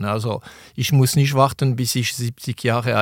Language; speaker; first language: German; non-native, local second language; French